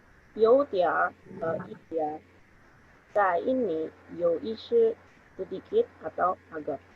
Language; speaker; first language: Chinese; non-native, learner; Indonesian